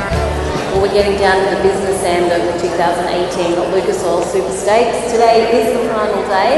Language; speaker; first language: English; native; English